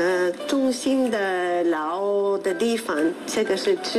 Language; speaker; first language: Chinese; non-native, learner; Spanish